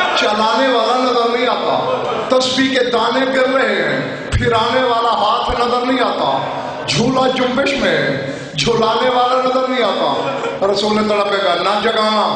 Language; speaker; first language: Urdu; non-native, local second language; Saraiki